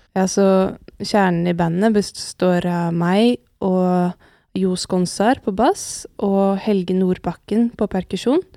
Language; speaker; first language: Norwegian; native; Norwegian